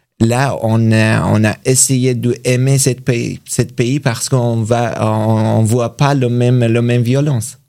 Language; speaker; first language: French; non-native, learner; Persian